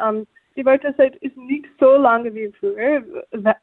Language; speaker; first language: German; non-native, fluent; English